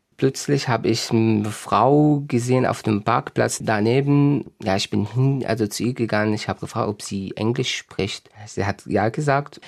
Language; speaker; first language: German; non-native, fluent; Arabic